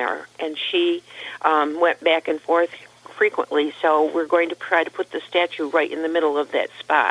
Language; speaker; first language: English; native; English